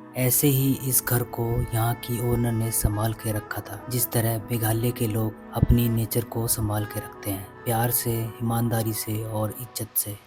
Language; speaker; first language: Hindi; native; Hindi